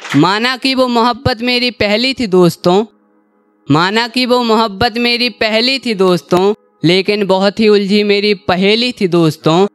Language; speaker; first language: Hindi; native; Hindi